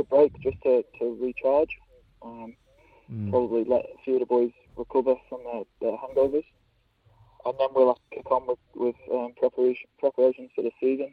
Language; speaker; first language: English; native; English